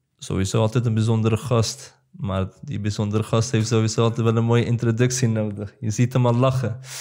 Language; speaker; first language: Dutch; early bilingual, other home language; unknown